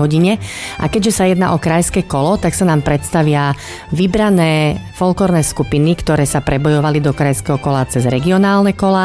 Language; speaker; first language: Slovak; native; Slovak